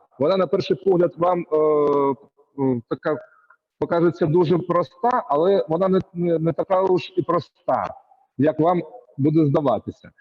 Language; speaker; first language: Ukrainian; native; Ukrainian